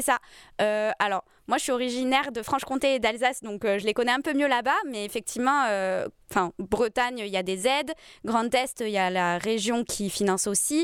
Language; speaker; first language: French; native; French